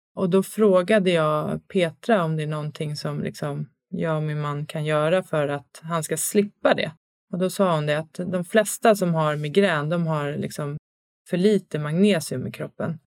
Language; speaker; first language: Swedish; native; Swedish